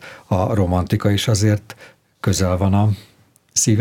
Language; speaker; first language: Hungarian; native; Hungarian